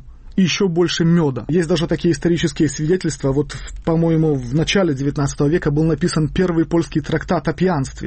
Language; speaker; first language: Russian; native; Russian